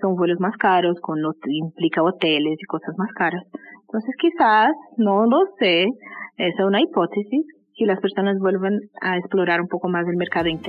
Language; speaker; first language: Spanish; native; Spanish